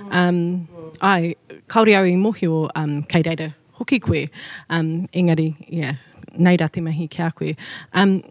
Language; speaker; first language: Māori; non-native, local second language; English